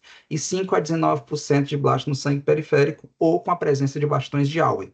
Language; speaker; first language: Portuguese; native; Portuguese